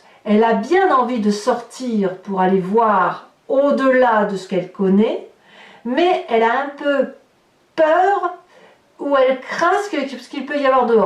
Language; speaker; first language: French; native; French